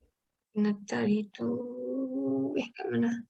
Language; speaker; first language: Malay; native; Malay